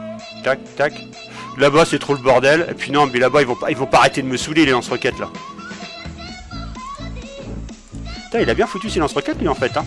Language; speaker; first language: French; native; French